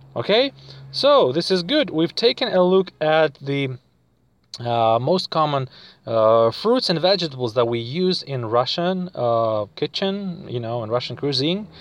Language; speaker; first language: English; non-native, fluent; Russian